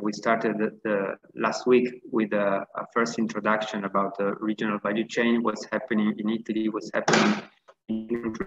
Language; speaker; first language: English; non-native, fluent; Italian